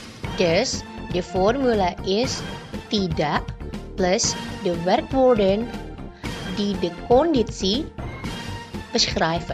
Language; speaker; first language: Dutch; non-native, fluent; Indonesian